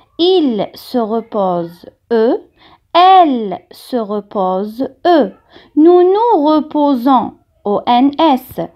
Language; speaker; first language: French; non-native, local second language; Arabic